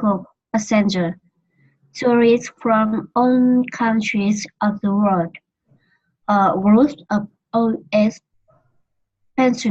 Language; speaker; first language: English; non-native, learner; Vietnamese